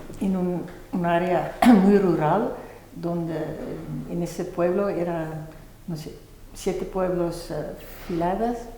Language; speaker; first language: Spanish; non-native, fluent; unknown